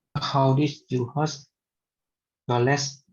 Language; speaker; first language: English; non-native, learner; Vietnamese